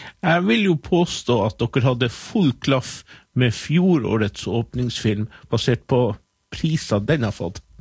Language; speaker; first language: Norwegian; native; Norwegian